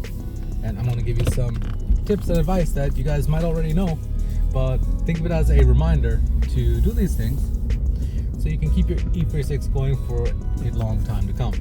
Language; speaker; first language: English; native; English